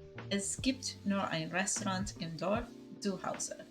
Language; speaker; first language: German; non-native, learner; Spanish